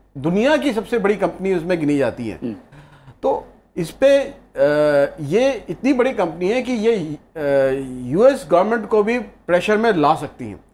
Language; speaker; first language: Hindi; native; Hindi